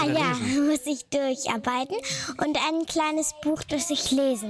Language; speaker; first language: German; early bilingual, heritage; German